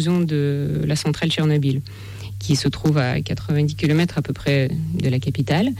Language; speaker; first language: French; non-native, fluent; Russian